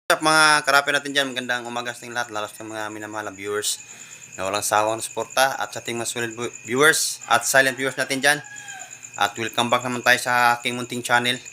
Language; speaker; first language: Filipino; non-native, local second language; Cebuano